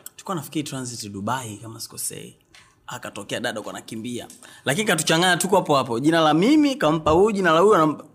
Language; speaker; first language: Swahili; native; Swahili